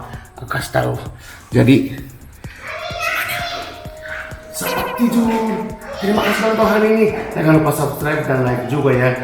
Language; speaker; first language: Indonesian; non-native, fluent; Japanese